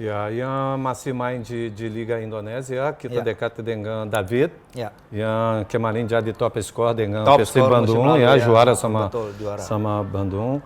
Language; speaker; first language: Indonesian; non-native, fluent; Portuguese